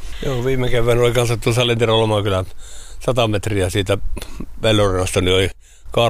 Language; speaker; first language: Finnish; native; Finnish